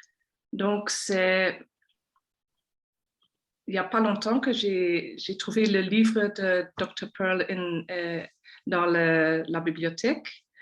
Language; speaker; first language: French; non-native, local second language; Dutch